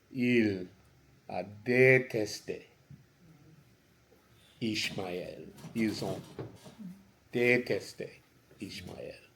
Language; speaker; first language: French; non-native, learner; English